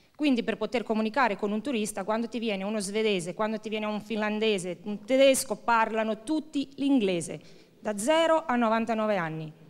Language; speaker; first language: Italian; non-native, fluent; Croatian